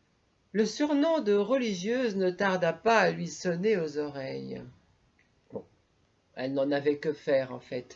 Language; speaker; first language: French; native; French